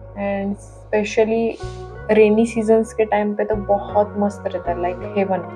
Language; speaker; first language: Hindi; non-native, local second language; Marathi